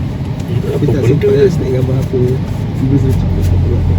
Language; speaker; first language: Malay; native; Malay